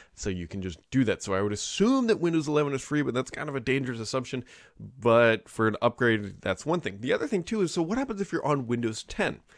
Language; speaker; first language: English; native; English